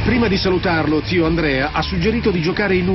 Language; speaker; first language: Italian; native; Italian